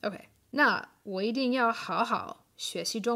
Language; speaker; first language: Chinese; non-native, learner; English